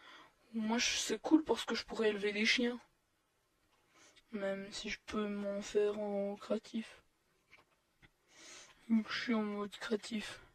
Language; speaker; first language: French; native; French